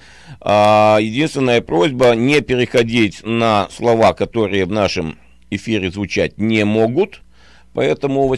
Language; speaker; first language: Russian; native; Russian